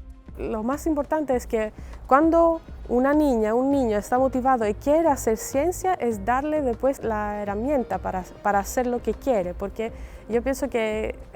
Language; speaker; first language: Spanish; non-native, fluent; Greek